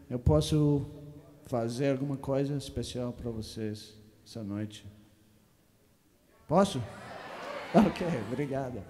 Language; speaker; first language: Portuguese; non-native, learner; English